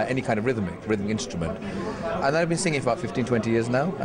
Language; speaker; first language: English; native; English